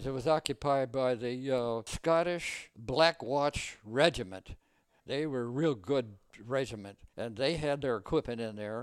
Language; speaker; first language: English; native; English